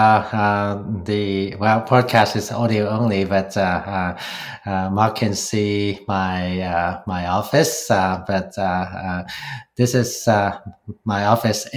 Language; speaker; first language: English; non-native, local second language; Cantonese